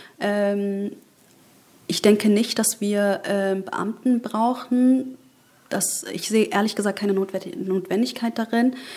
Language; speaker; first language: German; early bilingual, other home language; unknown